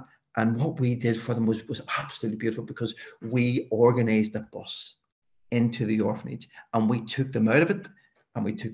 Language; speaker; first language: English; native; English